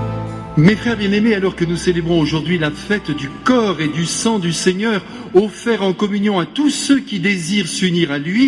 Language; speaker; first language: French; native; French